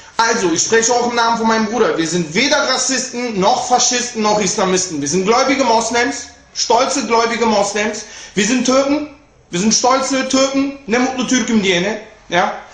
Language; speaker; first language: German; early bilingual, other home language; Turkish